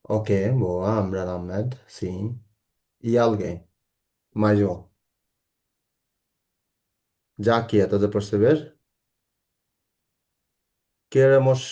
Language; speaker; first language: Portuguese; non-native, fluent; Bangla